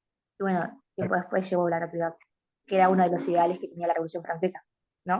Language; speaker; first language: Spanish; native; Spanish